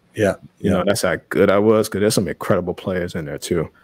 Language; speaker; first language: English; native; English